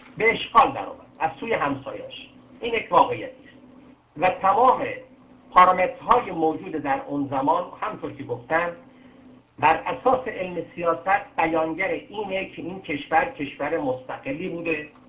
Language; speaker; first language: Persian; non-native, local second language; Arabic